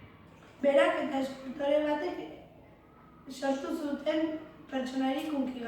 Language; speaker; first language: Basque; native; Basque